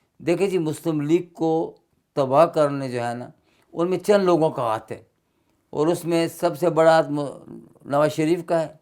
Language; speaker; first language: Urdu; non-native, local second language; Pashto